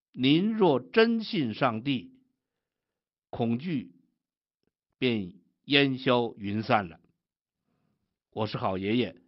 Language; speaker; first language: Chinese; native; Chinese